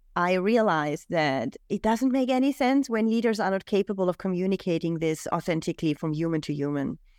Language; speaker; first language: English; non-native, fluent; German